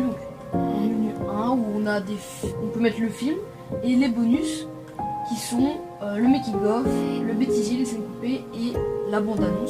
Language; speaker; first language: French; native; French